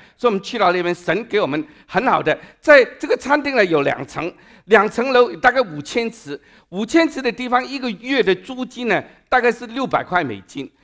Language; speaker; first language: Chinese; non-native, local second language; Cantonese